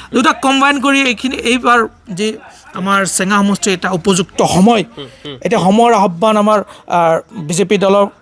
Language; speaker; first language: Assamese; non-native, local second language; Bangla